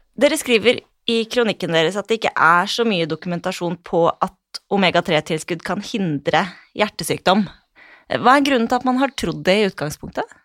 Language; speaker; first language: Norwegian; native; Norwegian